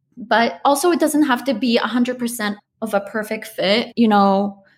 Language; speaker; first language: English; early bilingual, other home language; Polish